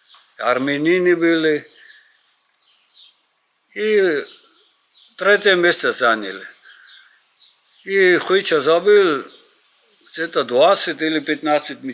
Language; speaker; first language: Russian; non-native, learner; Georgian